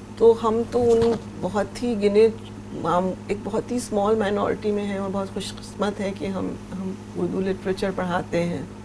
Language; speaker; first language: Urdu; native; Urdu